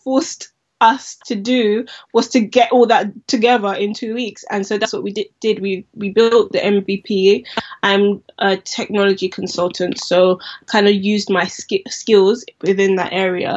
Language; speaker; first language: English; native; English